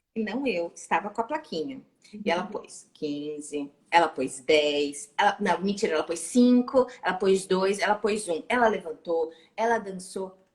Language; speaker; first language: Portuguese; native; Portuguese